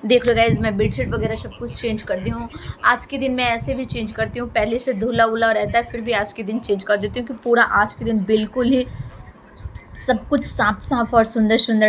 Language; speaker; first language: Hindi; non-native, local second language; Bhojpuri